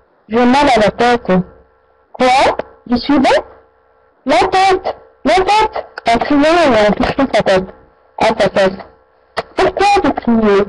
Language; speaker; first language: French; non-native, learner; Arabic